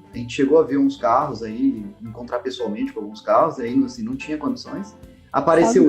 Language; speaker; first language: Portuguese; native; Portuguese